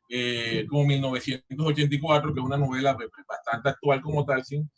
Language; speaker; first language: Spanish; native; Spanish